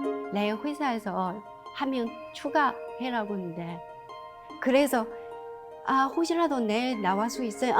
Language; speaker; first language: Korean; non-native, learner; Chinese